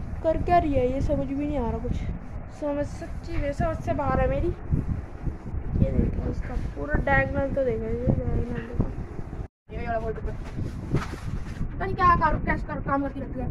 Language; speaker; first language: Hindi; native; Hindi